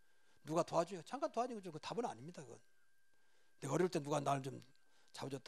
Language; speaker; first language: Korean; native; Korean